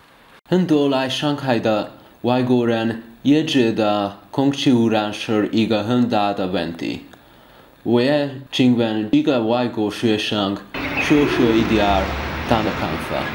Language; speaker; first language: Chinese; non-native, learner; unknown